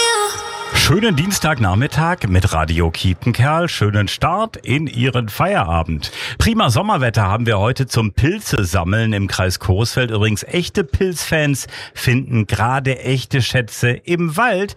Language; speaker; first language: German; native; German